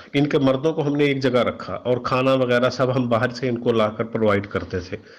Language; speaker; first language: Urdu; non-native, local second language; Punjabi